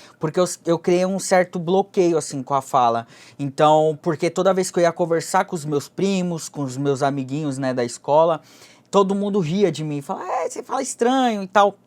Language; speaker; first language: Portuguese; early bilingual, other home language; Japanese